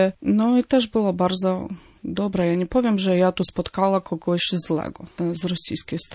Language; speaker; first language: Polish; non-native, fluent; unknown